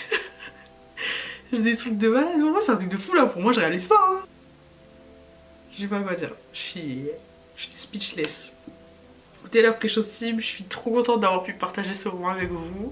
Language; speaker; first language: French; native; French